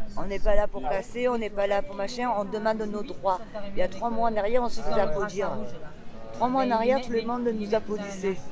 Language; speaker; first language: French; native; French